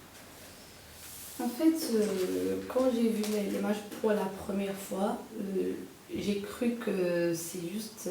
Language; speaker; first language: French; non-native, local second language; Arabic